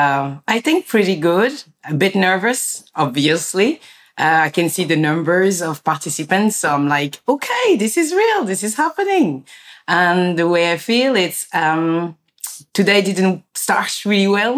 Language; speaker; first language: English; non-native, fluent; French